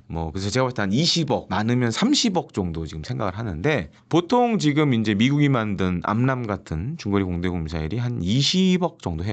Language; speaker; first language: Korean; native; Korean